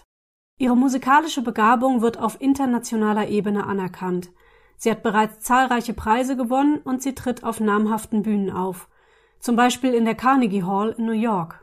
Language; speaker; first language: German; native; German